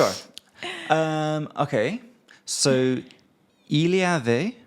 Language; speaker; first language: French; non-native, learner; English